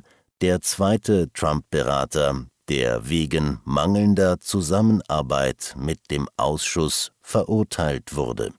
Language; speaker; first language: German; native; German